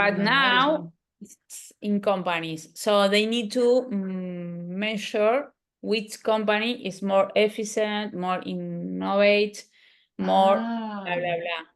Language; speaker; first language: English; non-native, learner; Spanish